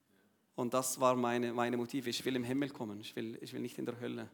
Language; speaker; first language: German; non-native, learner; Arabic